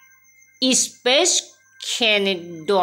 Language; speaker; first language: German; non-native, learner; Thai